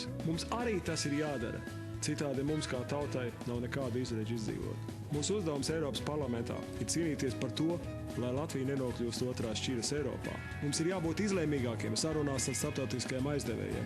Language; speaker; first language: Latvian; native; Latvian